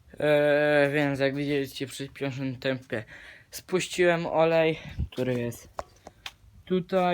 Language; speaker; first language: Polish; native; Polish